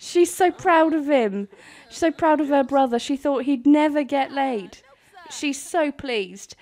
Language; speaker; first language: English; native; English